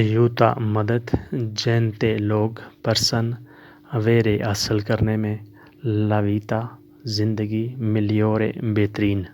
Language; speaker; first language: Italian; non-native, learner; Urdu